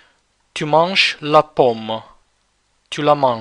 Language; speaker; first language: French; non-native, fluent; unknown